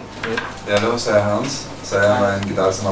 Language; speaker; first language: Indonesian; non-native, learner; German